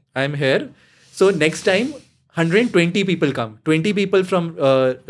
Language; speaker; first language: English; non-native, local second language; Punjabi